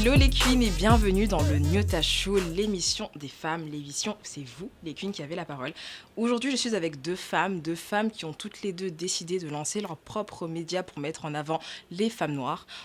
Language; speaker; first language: French; native; French